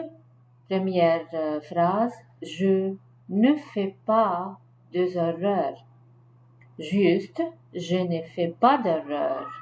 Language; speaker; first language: French; non-native, learner; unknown